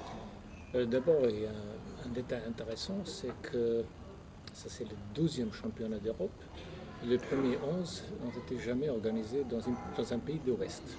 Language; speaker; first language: French; non-native, fluent; Croatian